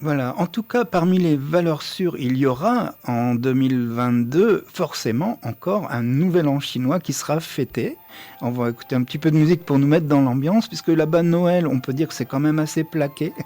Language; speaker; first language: French; native; French